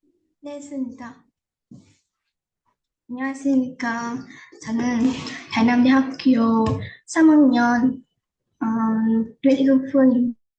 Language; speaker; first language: Korean; non-native, fluent; Vietnamese